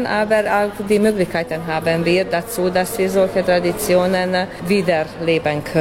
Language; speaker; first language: German; native; German